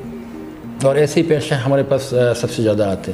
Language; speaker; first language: Hindi; non-native, fluent; Bangla